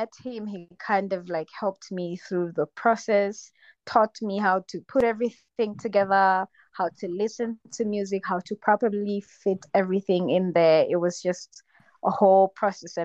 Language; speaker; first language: English; non-native, local second language; Kinyarwanda